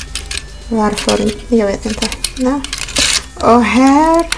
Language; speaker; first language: Swedish; non-native, learner; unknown